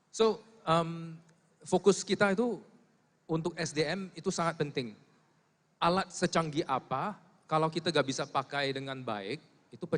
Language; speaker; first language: Indonesian; non-native, fluent; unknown